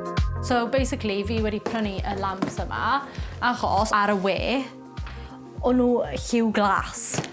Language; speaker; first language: Welsh; native; Welsh